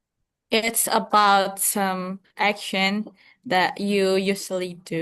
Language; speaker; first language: English; non-native, learner; Indonesian